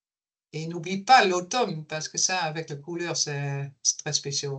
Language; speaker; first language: French; non-native, fluent; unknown